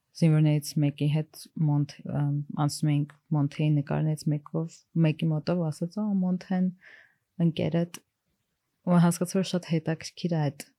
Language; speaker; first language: Armenian; early bilingual, heritage; Armenian